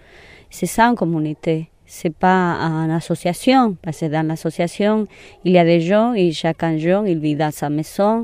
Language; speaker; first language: French; non-native, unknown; Spanish